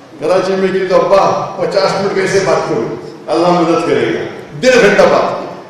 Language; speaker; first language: Urdu; non-native, local second language; Konkani